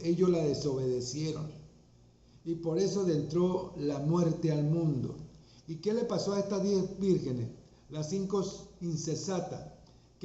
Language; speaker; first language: Spanish; native; Spanish